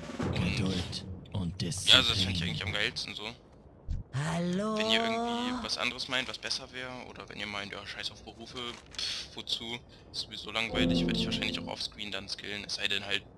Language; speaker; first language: German; native; German